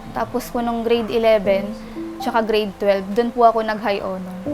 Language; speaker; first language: Filipino; native; Filipino